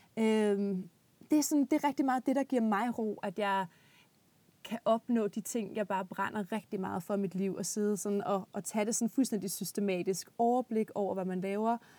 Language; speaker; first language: Danish; native; Danish